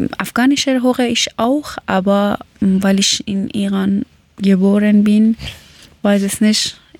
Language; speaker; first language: German; non-native, learner; Persian